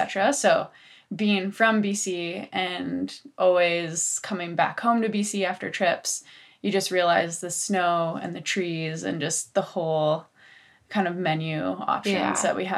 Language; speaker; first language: English; native; English